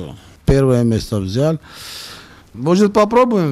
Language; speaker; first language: Russian; non-native, local second language; Georgian